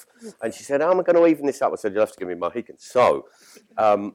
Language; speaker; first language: English; native; English